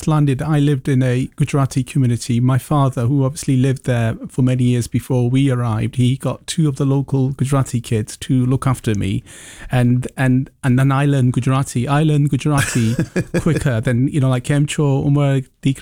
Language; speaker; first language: English; early bilingual, other home language; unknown